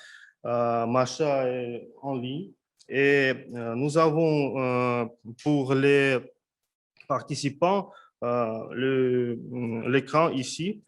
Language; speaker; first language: French; non-native, fluent; Russian